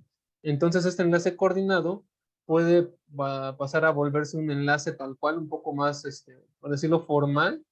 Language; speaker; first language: Spanish; native; Spanish